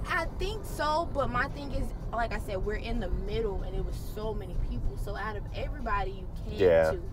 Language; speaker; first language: English; native; English